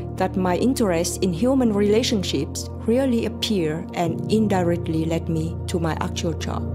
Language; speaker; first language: English; non-native, fluent; Vietnamese